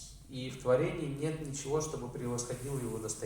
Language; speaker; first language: Russian; native; Russian